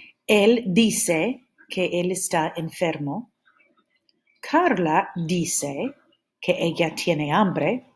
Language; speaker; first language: Spanish; non-native, fluent; English